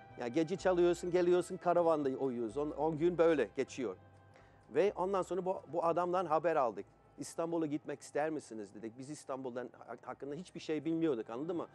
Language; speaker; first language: Turkish; non-native, fluent; English